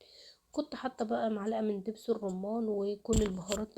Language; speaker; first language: Arabic; native; Arabic